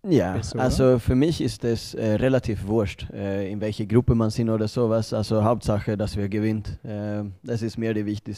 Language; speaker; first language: German; non-native, learner; Swedish